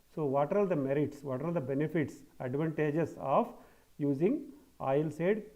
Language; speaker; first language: English; non-native, local second language; Kannada